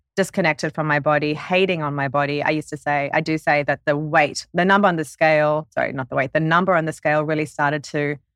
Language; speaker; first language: English; native; English